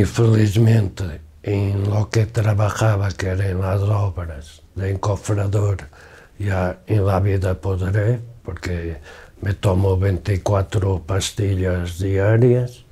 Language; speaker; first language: Spanish; non-native, fluent; Portuguese